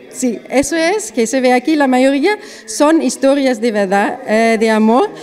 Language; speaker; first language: Spanish; non-native, fluent; German